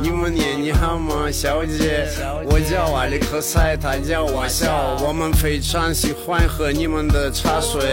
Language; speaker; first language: Chinese; non-native, learner; Russian